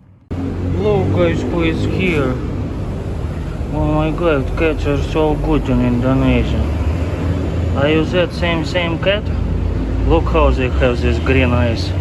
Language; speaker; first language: English; non-native, fluent; Russian